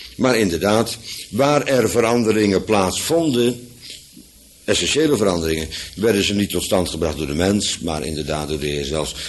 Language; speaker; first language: Dutch; native; Dutch